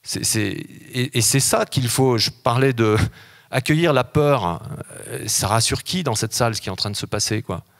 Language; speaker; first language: French; native; French